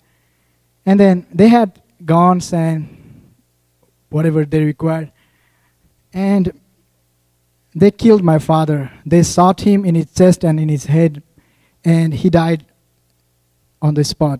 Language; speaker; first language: English; non-native, local second language; Nepali